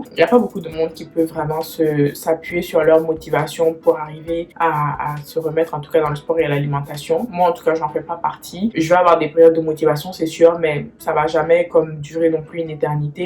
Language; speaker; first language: French; native; French